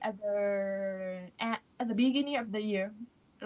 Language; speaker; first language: English; non-native, learner; Vietnamese